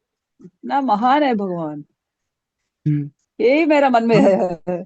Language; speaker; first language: Hindi; non-native, local second language; Bangla